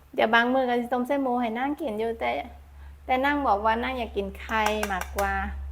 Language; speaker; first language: Thai; non-native, local second language; Northeastern Thai